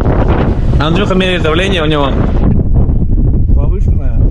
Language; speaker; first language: Russian; native; Russian